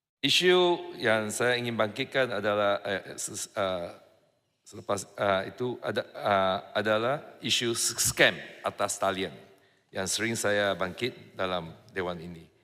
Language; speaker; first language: Malay; non-native, local second language; Chinese